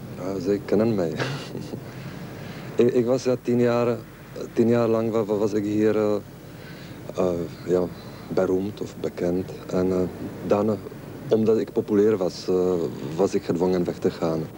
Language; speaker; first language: Dutch; non-native, fluent; Czech